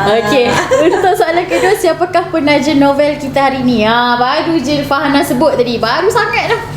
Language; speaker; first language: Malay; native; Malay